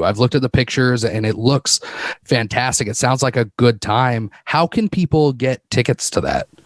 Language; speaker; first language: English; native; English